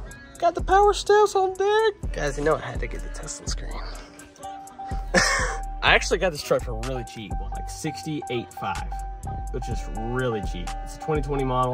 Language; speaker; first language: English; native; English